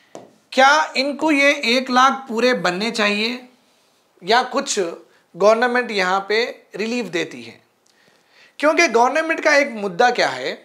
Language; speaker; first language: Hindi; non-native, local second language; Urdu